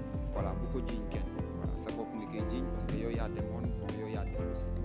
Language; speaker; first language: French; non-native, local second language; Wolof